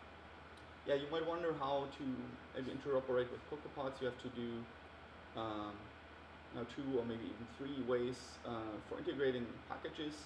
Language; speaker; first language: English; non-native, fluent; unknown